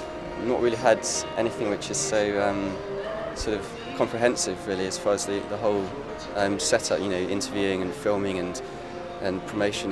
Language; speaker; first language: English; native; English